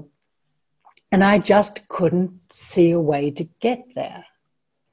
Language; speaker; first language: English; native; English